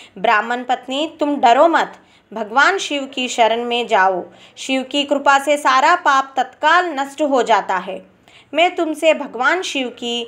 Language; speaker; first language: Hindi; non-native, local second language; Telugu